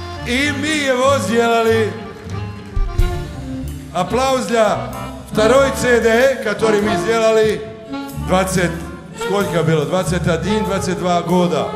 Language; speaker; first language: Russian; non-native, learner; Serbian